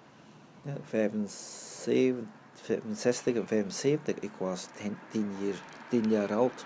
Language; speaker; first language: Dutch; early bilingual, other home language; Vietnamese